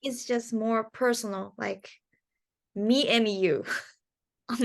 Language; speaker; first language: English; non-native, learner; Japanese